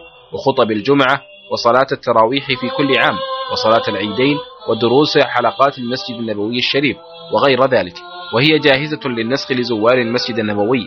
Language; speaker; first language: Arabic; native; Arabic